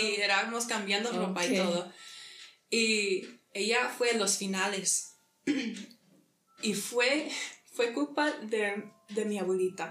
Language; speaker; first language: Spanish; early bilingual, heritage; English